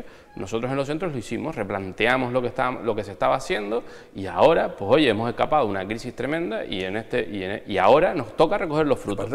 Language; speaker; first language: Spanish; native; Spanish